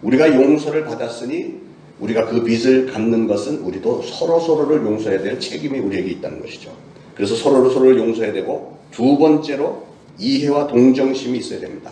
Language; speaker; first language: Korean; native; Korean